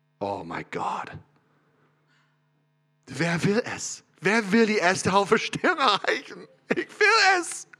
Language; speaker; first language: German; non-native, learner; English